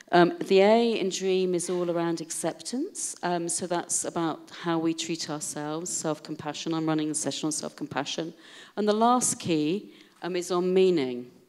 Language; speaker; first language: English; native; English